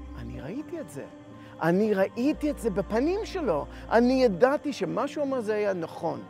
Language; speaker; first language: Hebrew; non-native, fluent; English